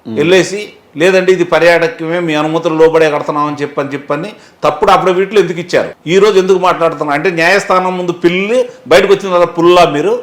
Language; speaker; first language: Telugu; native; Telugu